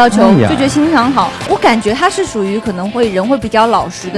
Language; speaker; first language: Chinese; native; Chinese